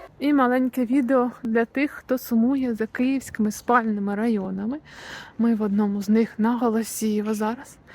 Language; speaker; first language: Ukrainian; native; Ukrainian